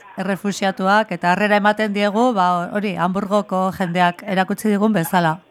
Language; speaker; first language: Basque; native; Basque